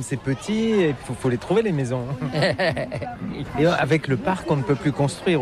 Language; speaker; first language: French; native; French